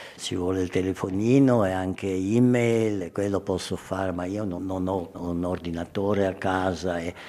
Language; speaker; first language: Italian; early bilingual, heritage; German